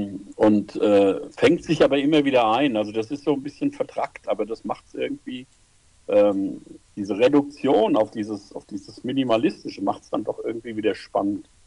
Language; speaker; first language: German; native; German